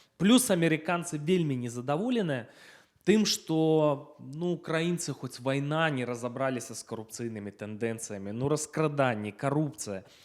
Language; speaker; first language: Belarusian; non-native, local second language; Russian